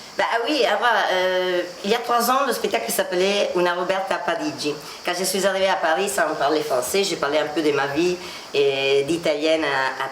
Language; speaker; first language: French; non-native, fluent; Italian